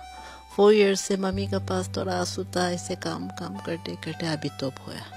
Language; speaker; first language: Hindi; non-native, local second language; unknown